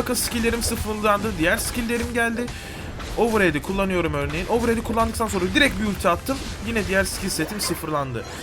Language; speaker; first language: Turkish; native; Turkish